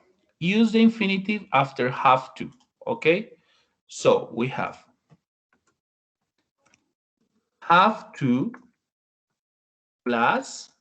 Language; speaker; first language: English; non-native, fluent; Spanish